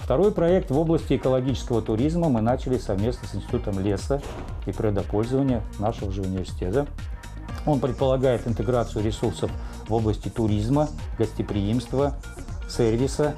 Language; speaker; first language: Russian; native; Russian